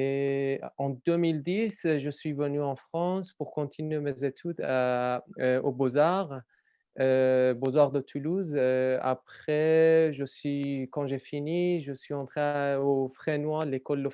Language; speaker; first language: French; non-native, learner; Persian